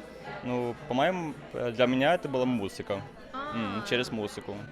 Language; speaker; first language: Russian; non-native, fluent; Norwegian